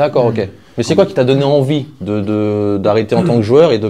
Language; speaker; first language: French; native; French